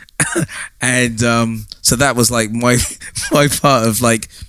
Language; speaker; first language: English; native; English